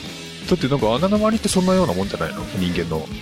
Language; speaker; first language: Japanese; native; Japanese